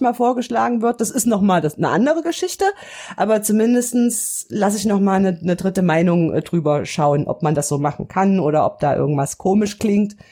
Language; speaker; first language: German; native; German